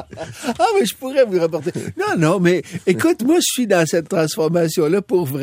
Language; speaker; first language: French; native; French